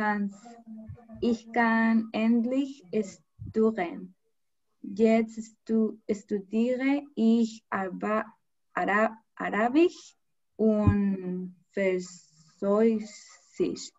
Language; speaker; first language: German; non-native, learner; Spanish